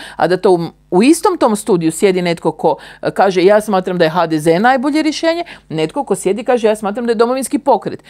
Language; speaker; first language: Croatian; native; Croatian